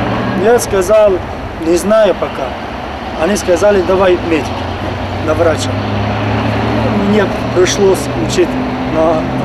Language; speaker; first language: Ukrainian; non-native, learner; Turkish